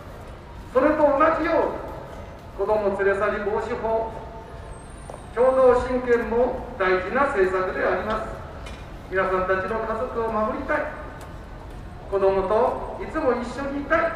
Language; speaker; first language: Japanese; native; Japanese